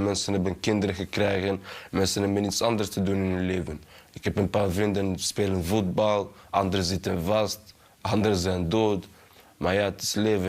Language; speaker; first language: Dutch; early bilingual, other home language; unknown